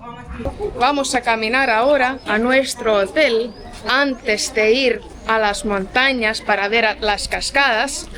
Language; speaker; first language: Spanish; non-native, fluent; Estonian